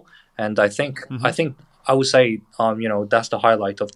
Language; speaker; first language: English; non-native, fluent; Korean